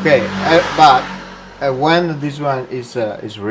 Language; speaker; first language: English; non-native, learner; Italian